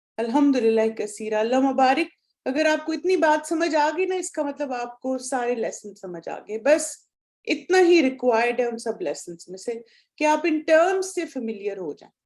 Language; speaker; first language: Urdu; native; Urdu